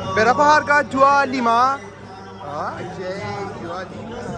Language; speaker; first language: Indonesian; non-native, learner; Persian